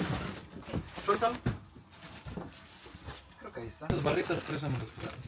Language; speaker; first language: Spanish; native; Spanish